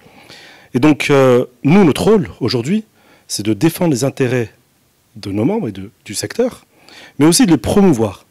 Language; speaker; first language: French; non-native, local second language; Arabic